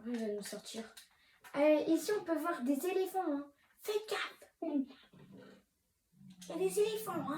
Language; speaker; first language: French; native; French